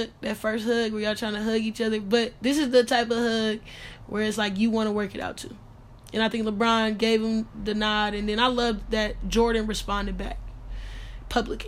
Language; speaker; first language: English; native; English